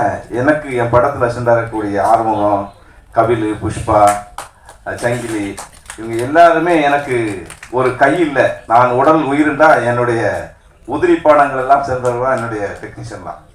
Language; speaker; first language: Tamil; native; Tamil